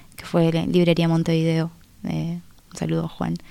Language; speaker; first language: Spanish; native; Spanish